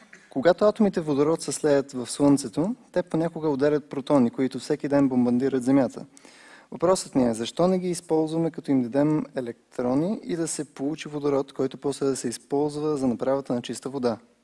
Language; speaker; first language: Bulgarian; native; Bulgarian